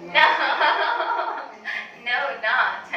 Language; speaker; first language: English; non-native, learner; Thai